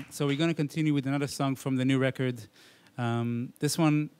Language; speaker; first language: English; non-native, fluent; Hebrew